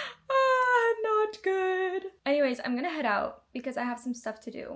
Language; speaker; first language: English; early bilingual, other home language; Polish